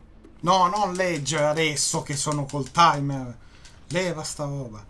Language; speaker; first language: Italian; native; Italian